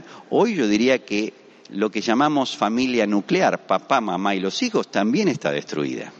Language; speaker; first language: Spanish; native; Spanish